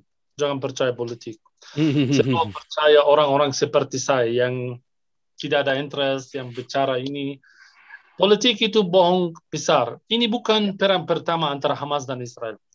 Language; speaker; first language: Indonesian; non-native, fluent; Arabic